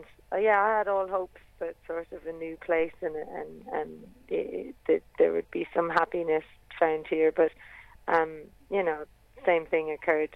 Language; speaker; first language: English; native; English